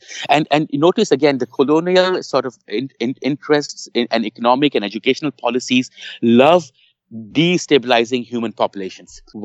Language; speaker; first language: English; non-native, local second language; Urdu